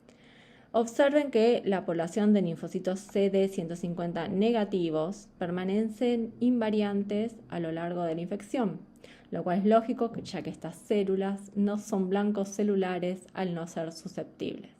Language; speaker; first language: Spanish; native; Spanish